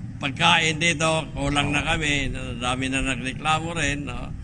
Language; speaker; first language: Filipino; non-native, local second language; Cebuano